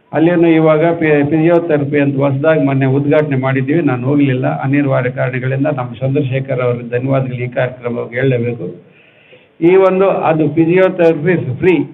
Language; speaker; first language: Kannada; native; Kannada